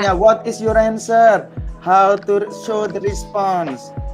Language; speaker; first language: English; non-native, learner; Indonesian